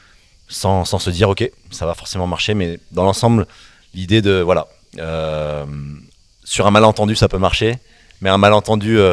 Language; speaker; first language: French; native; French